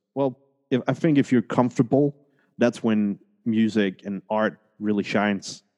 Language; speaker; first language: English; early bilingual, other home language; Spanish